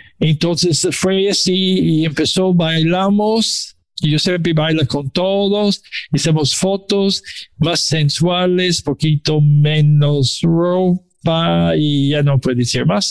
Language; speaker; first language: Spanish; non-native, learner; English